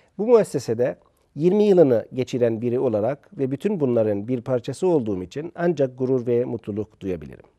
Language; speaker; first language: Turkish; non-native, fluent; Arabic